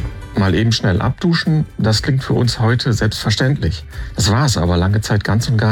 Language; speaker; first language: German; native; German